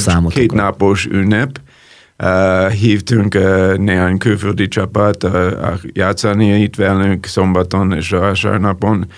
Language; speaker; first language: Hungarian; non-native, learner; English